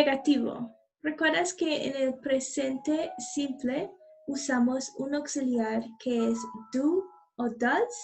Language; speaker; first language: Spanish; non-native, learner; English